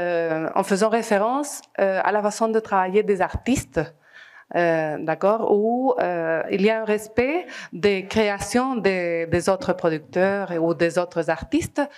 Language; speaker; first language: French; non-native, fluent; Spanish